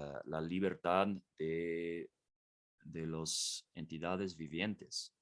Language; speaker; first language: Spanish; non-native, fluent; English